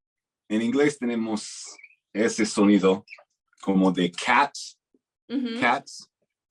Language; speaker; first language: Spanish; non-native, fluent; English